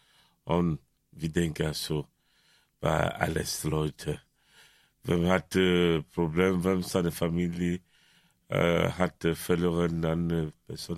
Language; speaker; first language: German; non-native, learner; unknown